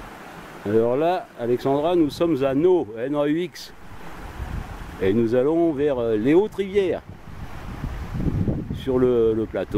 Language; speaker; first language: French; native; French